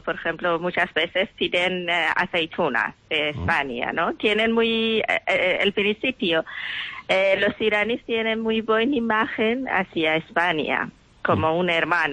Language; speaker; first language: Spanish; non-native, learner; Persian